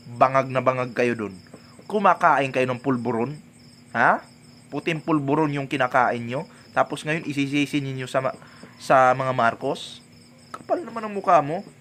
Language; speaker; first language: Filipino; non-native, local second language; Cebuano